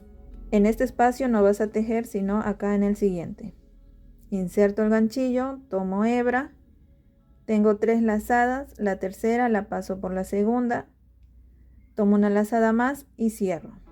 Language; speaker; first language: Spanish; native; Spanish